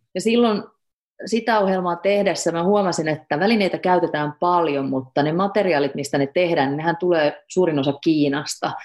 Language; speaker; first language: Finnish; native; Finnish